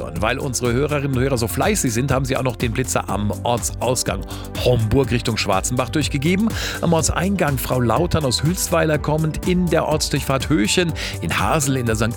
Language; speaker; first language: German; native; German